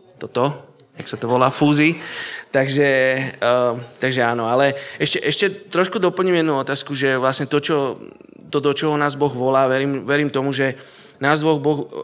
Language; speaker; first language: Slovak; native; Slovak